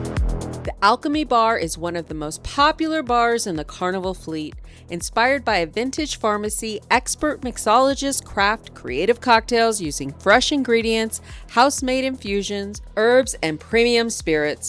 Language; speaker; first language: English; native; English